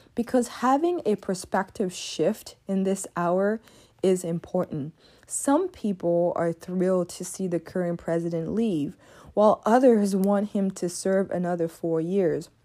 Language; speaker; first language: English; early bilingual, other home language; French